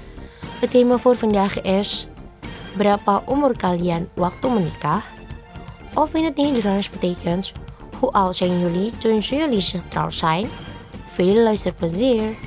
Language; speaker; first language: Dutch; non-native, learner; Indonesian